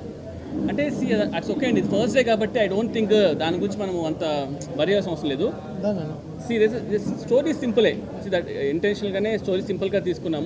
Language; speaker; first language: Telugu; native; Telugu